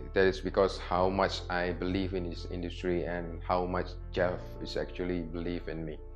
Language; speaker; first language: English; non-native, fluent; Indonesian